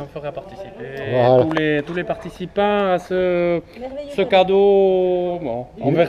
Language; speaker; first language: French; native; French